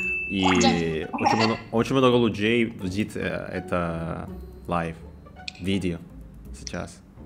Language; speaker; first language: Russian; non-native, learner; Indonesian